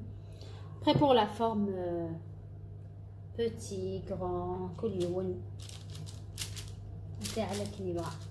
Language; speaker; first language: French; non-native, local second language; Arabic